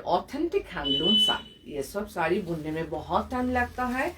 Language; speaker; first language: Hindi; non-native, local second language; Bangla